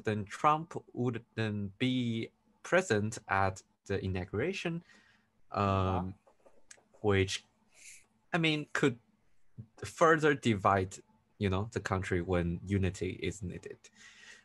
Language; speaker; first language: English; non-native, fluent; Chinese